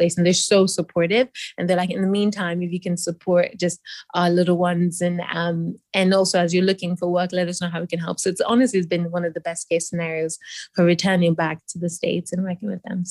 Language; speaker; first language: English; non-native, local second language; Yoruba